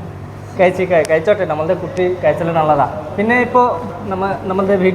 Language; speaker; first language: Malayalam; non-native, learner; Bangla